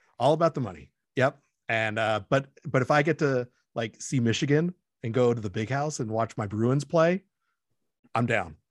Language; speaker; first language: English; early bilingual, other home language; Spanish